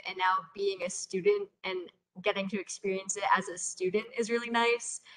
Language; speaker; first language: English; native; English